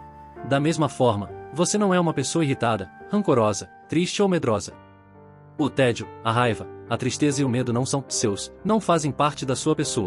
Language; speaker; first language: Portuguese; native; Portuguese